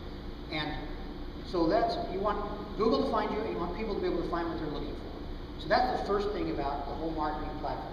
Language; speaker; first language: English; native; English